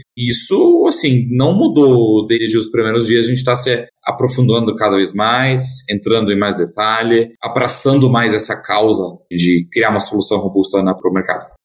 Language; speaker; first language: Portuguese; non-native, fluent; German